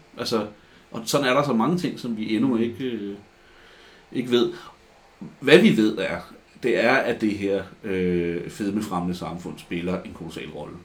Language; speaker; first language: Danish; native; Danish